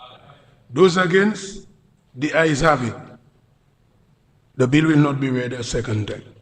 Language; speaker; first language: English; native; English